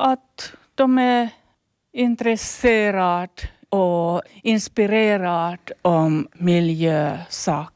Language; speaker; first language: Swedish; non-native, local second language; Finnish